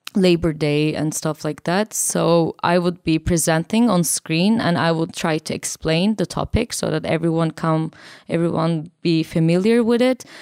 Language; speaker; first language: English; non-native, fluent; Turkish